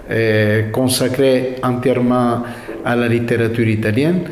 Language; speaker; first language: French; non-native, fluent; Italian